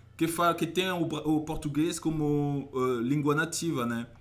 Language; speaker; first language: Portuguese; non-native, fluent; French